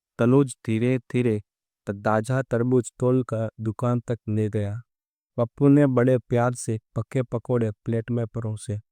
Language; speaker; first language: Hindi; non-native, local second language; Gujarati